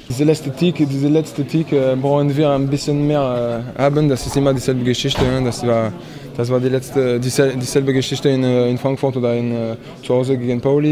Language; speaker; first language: German; non-native, fluent; French